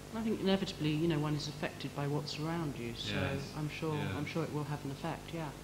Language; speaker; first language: English; native; English